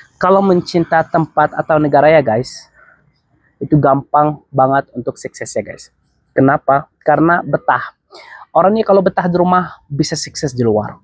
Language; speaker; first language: Indonesian; non-native, fluent; Arabic